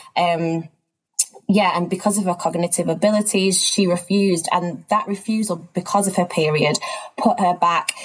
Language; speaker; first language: English; native; English